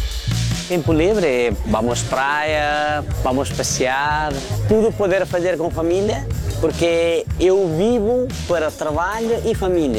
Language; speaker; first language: Portuguese; non-native, learner; Nepali